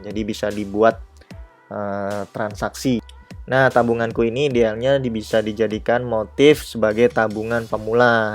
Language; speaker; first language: Indonesian; native; Indonesian